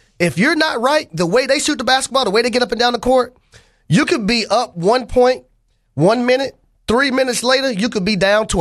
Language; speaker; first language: English; native; English